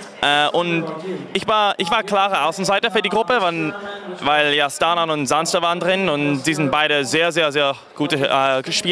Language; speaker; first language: German; non-native, fluent; English